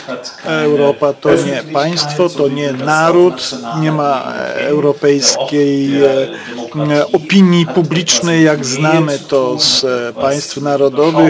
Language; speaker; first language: Polish; native; Polish